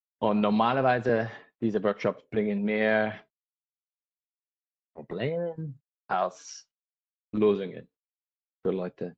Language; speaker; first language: German; non-native, learner; English